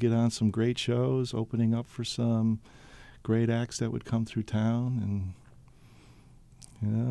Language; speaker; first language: English; native; English